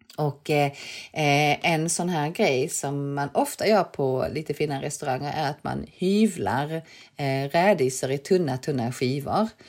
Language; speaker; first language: Swedish; native; Swedish